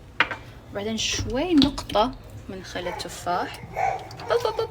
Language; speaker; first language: Arabic; native; Arabic